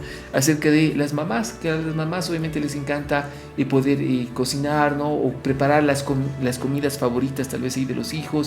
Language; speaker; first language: Spanish; native; Spanish